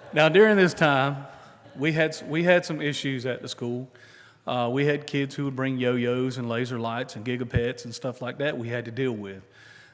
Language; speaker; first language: English; native; English